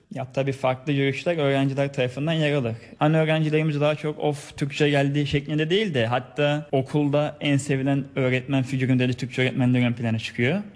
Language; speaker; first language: Turkish; native; Turkish